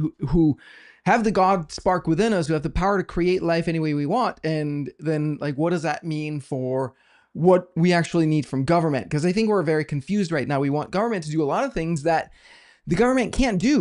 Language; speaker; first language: English; non-native, fluent; Danish